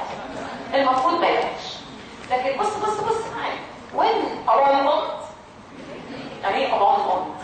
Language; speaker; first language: Arabic; native; Arabic